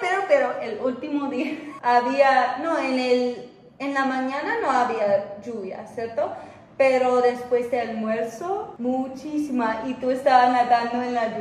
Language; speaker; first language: Spanish; non-native, fluent; English